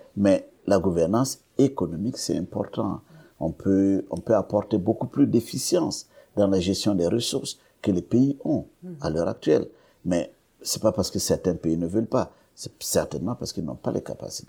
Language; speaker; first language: French; non-native, local second language; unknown